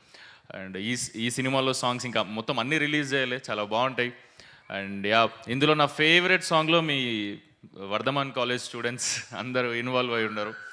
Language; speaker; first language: Telugu; native; Telugu